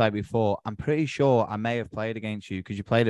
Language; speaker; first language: English; native; English